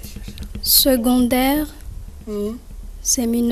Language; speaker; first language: French; non-native, local second language; Comorian